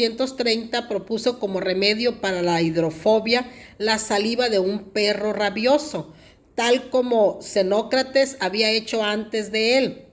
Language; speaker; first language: Spanish; native; Spanish